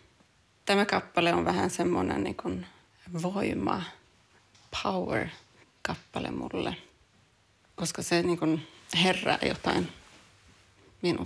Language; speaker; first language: Finnish; early bilingual, heritage; Finnish